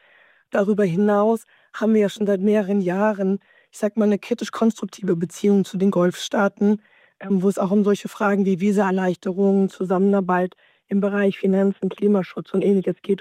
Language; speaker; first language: German; native; German